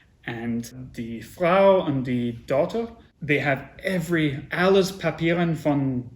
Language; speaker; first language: German; non-native, learner; English